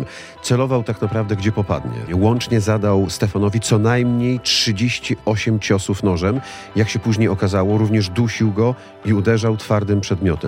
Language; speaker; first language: Polish; native; Polish